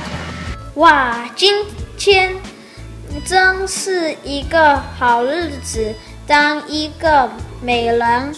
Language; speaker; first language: Chinese; non-native, learner; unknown